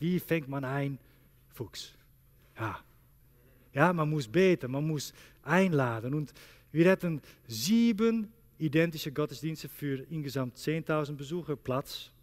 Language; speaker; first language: German; non-native, learner; Dutch